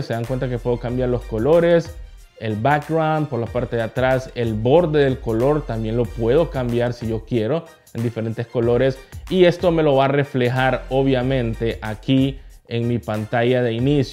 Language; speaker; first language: Spanish; native; Spanish